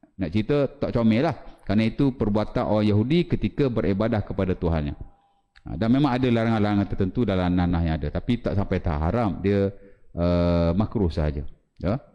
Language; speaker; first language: Malay; native; Malay